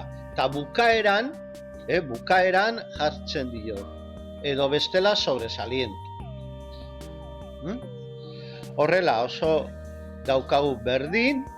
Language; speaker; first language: Basque; native; Basque